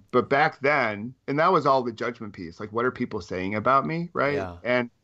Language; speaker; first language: English; native; English